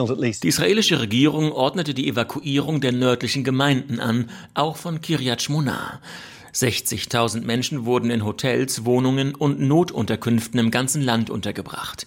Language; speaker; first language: German; native; German